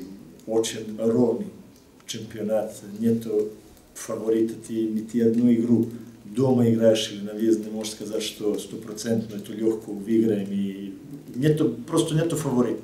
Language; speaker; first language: Russian; non-native, learner; Serbian